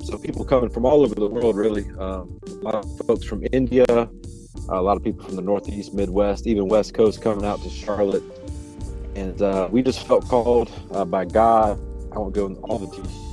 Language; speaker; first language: English; native; English